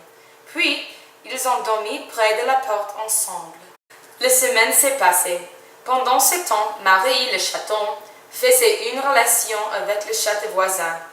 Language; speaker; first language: French; non-native, learner; English